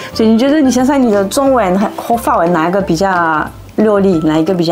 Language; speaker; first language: Chinese; non-native, fluent; French